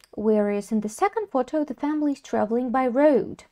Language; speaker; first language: English; non-native, fluent; Russian